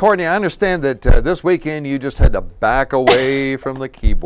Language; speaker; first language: English; native; English